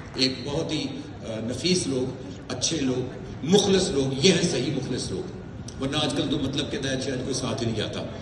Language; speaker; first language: Urdu; early bilingual, heritage; Urdu